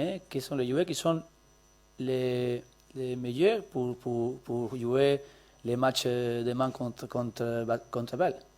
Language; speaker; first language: French; non-native, learner; Spanish